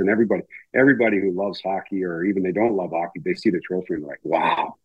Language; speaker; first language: English; native; English